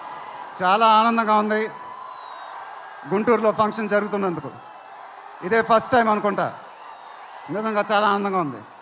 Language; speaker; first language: Telugu; native; Telugu